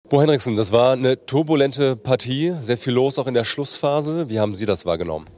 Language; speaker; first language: German; native; German